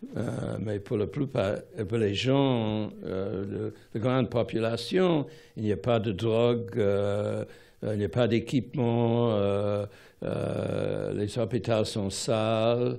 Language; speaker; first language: French; non-native, fluent; English